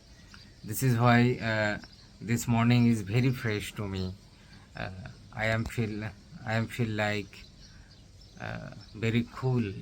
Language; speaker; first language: English; non-native, learner; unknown